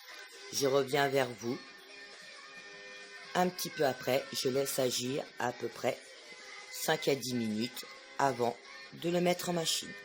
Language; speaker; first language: French; native; French